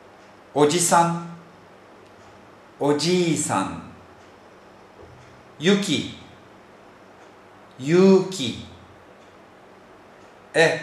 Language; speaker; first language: Japanese; non-native, fluent; Turkish